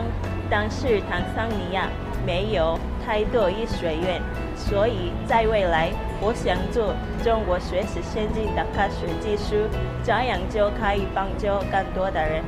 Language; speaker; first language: Chinese; non-native, fluent; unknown